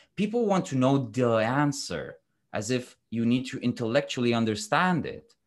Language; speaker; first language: English; non-native, fluent; Romanian